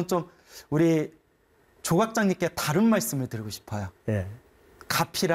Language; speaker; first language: Korean; native; Korean